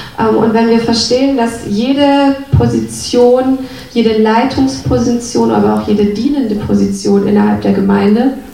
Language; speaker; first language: German; native; German